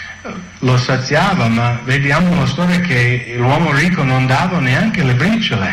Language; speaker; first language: Italian; non-native, fluent; English